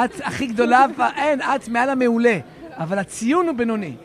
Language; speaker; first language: Hebrew; native; Hebrew